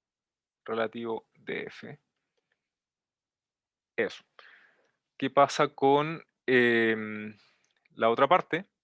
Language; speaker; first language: Spanish; native; Spanish